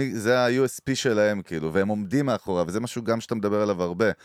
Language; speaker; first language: Hebrew; native; Hebrew